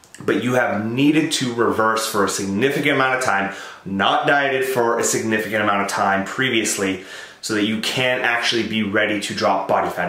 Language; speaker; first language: English; native; English